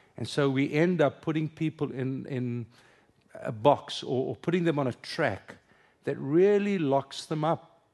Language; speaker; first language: English; non-native, local second language; Afrikaans